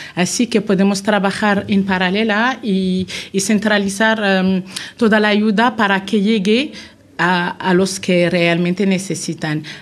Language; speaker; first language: Spanish; non-native, fluent; Arabic